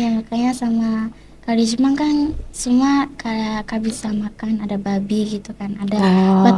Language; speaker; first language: Indonesian; early bilingual, heritage; Indonesian